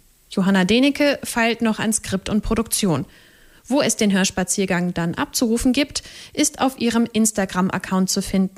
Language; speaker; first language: German; native; German